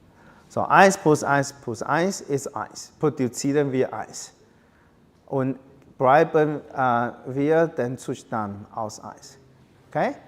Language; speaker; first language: German; non-native, learner; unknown